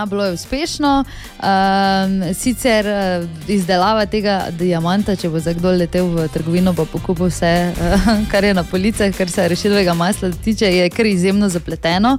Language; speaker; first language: Slovenian; native; Slovenian